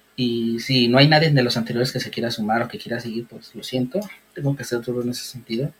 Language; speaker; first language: Spanish; native; Spanish